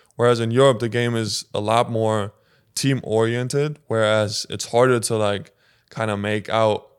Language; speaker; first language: English; non-native, fluent; German